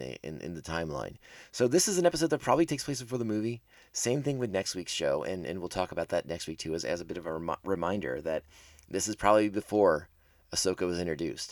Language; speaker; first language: English; native; English